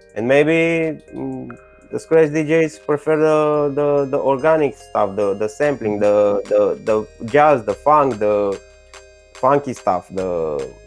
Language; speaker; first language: English; non-native, learner; Romanian